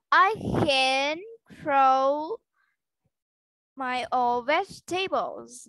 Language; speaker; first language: English; non-native, learner; Vietnamese